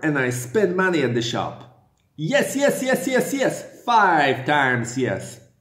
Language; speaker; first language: English; non-native, fluent; Polish